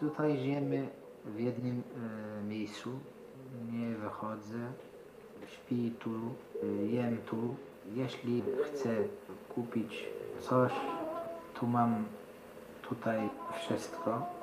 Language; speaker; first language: Polish; non-native, learner; Arabic